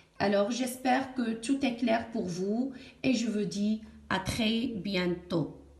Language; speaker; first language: French; non-native, local second language; Arabic